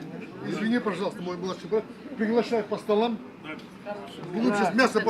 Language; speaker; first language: Russian; non-native, local second language; Karachay-Balkar